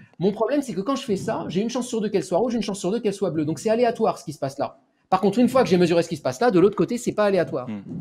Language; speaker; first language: French; native; French